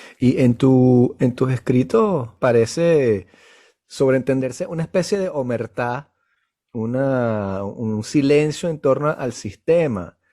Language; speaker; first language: Spanish; native; Spanish